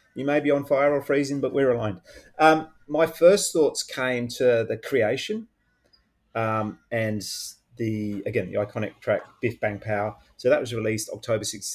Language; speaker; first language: English; native; English